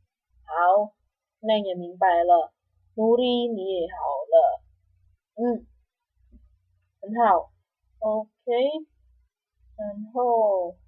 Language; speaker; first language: Chinese; non-native, fluent; Indonesian